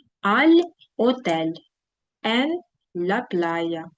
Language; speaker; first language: Spanish; non-native, fluent; Ukrainian